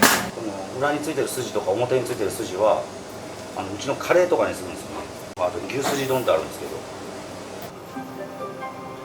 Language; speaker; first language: Japanese; native; Japanese